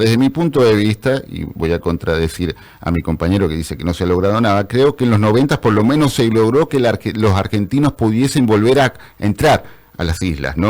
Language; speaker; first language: Spanish; native; Spanish